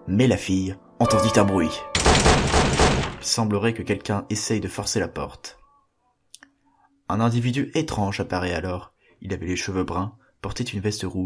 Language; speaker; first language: French; native; French